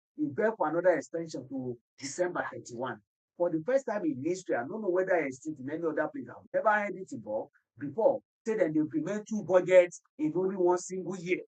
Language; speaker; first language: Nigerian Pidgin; non-native, local second language; Yoruba